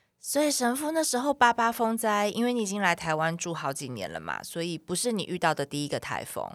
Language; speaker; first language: Chinese; native; Chinese